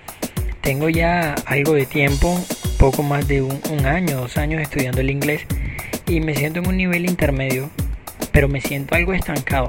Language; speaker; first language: Spanish; native; Spanish